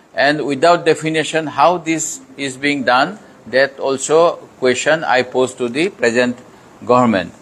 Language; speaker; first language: English; non-native, local second language; Assamese